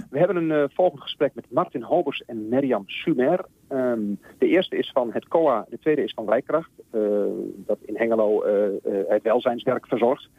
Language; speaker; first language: Dutch; native; Dutch